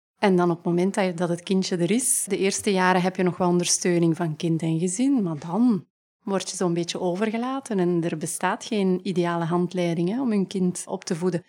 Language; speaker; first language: Dutch; native; Dutch